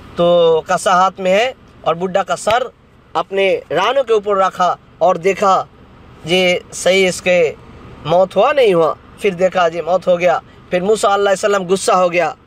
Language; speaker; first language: Hindi; non-native, local second language; Bangla